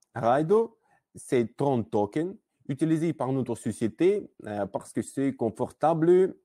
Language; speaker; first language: French; non-native, fluent; Russian